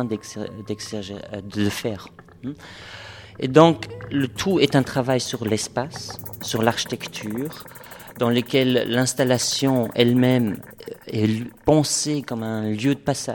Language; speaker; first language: French; non-native, fluent; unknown